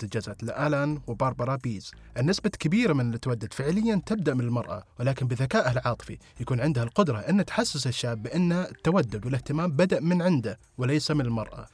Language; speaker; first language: Arabic; native; Arabic